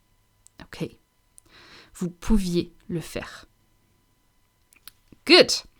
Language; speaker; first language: French; non-native, fluent; English